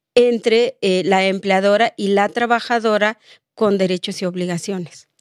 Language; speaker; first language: Spanish; non-native, local second language; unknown